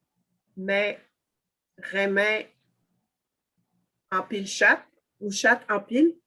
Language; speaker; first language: Haitian Creole; non-native, learner; French